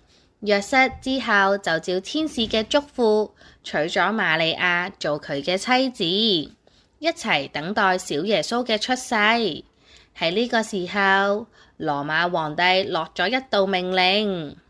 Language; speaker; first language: Chinese; native; Chinese